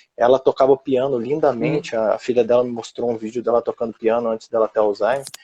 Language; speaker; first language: Portuguese; native; Portuguese